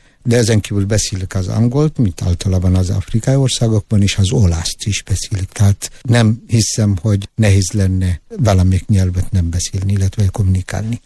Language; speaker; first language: Hungarian; non-native, fluent; Tigrinya